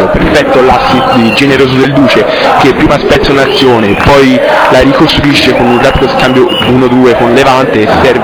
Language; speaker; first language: Italian; native; Italian